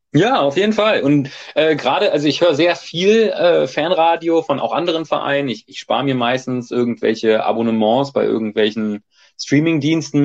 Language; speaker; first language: German; native; German